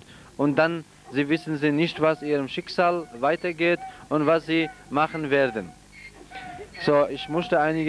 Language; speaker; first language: German; non-native, fluent; Central Kurdish